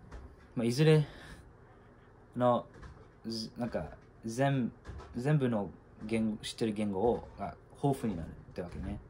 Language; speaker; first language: Japanese; non-native, fluent; English